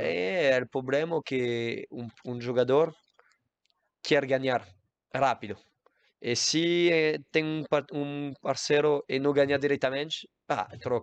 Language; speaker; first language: Portuguese; non-native, learner; French